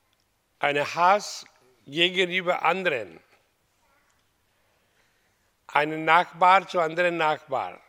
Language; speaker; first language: German; non-native, learner; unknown